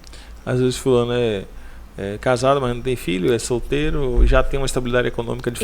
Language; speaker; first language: Portuguese; native; Portuguese